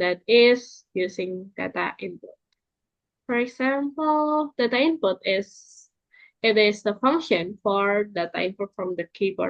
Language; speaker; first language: English; non-native, fluent; Indonesian